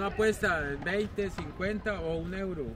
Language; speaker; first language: Spanish; native; Spanish